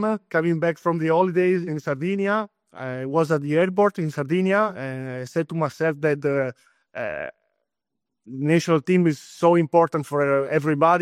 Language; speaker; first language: English; non-native, fluent; Italian